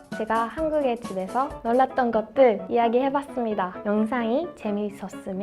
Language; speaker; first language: Korean; non-native, learner; Japanese